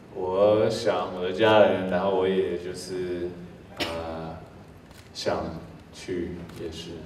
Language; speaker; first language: Chinese; early bilingual, heritage; English